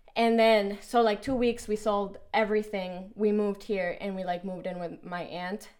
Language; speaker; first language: English; early bilingual, other home language; Spanish